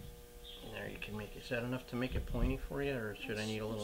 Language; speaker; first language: English; native; English